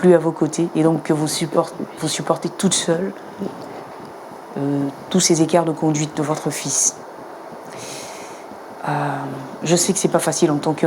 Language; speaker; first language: French; native; French